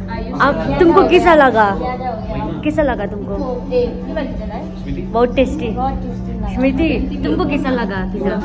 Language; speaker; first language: Hindi; non-native, local second language; Nepali